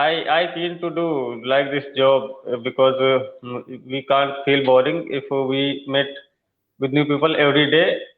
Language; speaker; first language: English; non-native, learner; Hindi